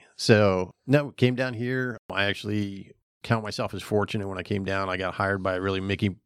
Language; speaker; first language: English; native; English